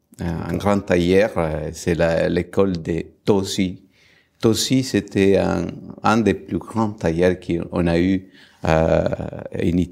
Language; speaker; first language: French; non-native, fluent; Italian